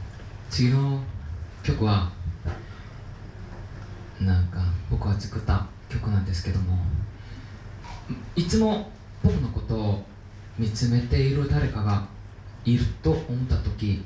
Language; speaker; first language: Japanese; non-native, learner; Korean